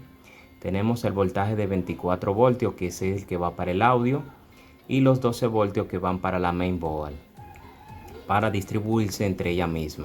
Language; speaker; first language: Spanish; native; Spanish